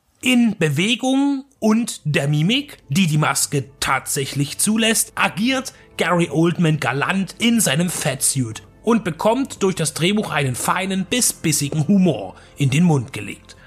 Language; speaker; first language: German; native; German